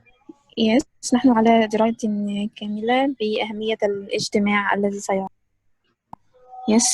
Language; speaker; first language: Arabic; native; Arabic